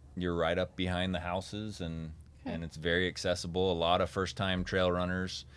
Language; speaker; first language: English; native; English